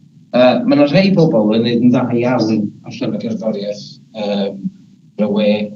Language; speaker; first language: Welsh; native; Welsh